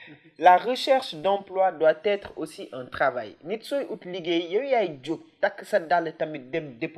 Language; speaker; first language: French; non-native, local second language; Wolof